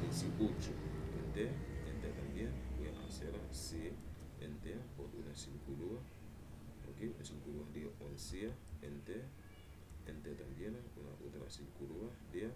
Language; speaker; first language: Spanish; non-native, learner; Haitian Creole